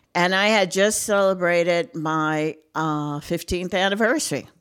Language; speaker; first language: English; native; English